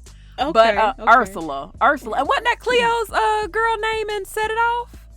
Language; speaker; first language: English; native; English